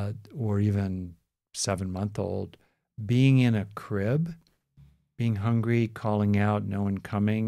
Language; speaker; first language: English; native; English